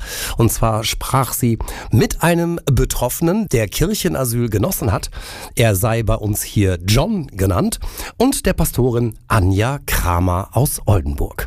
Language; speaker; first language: German; native; German